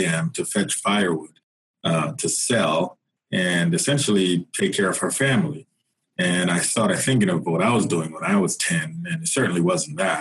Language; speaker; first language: English; non-native, local second language; Yoruba